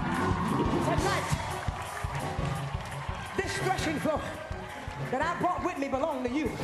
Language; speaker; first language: English; native; English